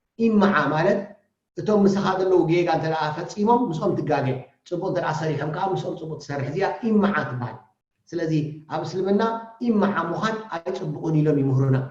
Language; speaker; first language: Tigrinya; native; Tigrinya